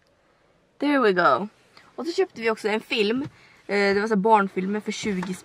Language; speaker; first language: Swedish; early bilingual, other home language; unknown